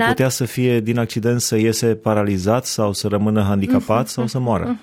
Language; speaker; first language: Romanian; native; Romanian